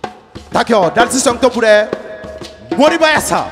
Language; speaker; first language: Czech; non-native, learner; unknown